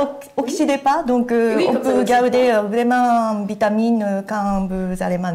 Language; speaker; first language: French; non-native, learner; Japanese